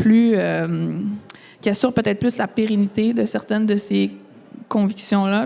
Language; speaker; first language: French; native; French